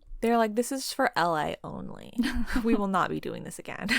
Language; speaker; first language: English; native; English